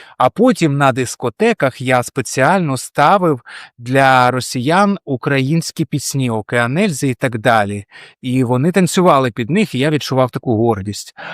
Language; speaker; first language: Ukrainian; non-native, local second language; Russian